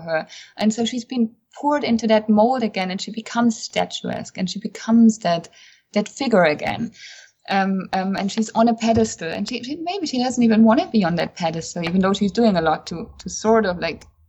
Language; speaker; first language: English; non-native, fluent; German